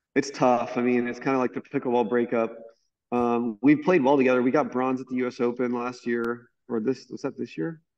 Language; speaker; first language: English; native; English